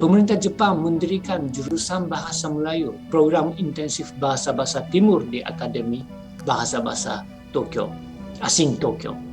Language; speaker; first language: Indonesian; non-native, fluent; Japanese